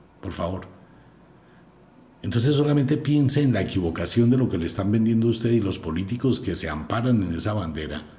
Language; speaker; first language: Spanish; native; Spanish